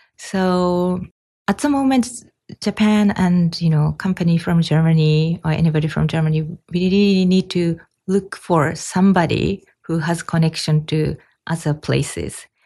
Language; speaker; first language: English; non-native, fluent; Japanese